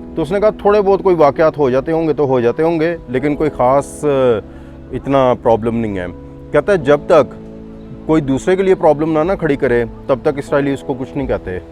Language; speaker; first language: Urdu; non-native, local second language; Punjabi